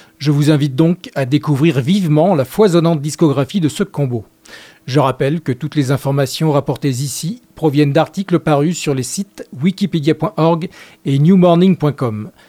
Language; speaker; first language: French; native; French